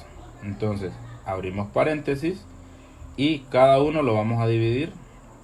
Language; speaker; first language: Spanish; native; Spanish